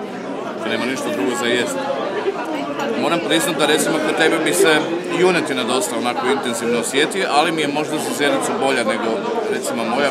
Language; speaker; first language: Croatian; native; Croatian